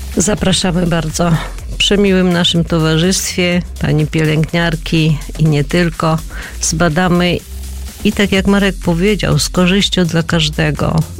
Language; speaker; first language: Polish; native; Polish